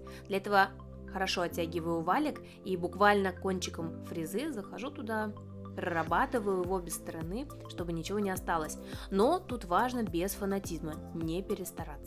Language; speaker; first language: Russian; native; Russian